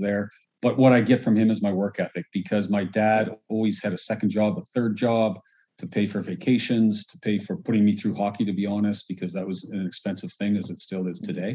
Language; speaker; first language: English; native; English